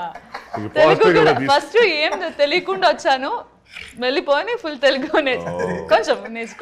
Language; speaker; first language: Telugu; non-native, local second language; Malayalam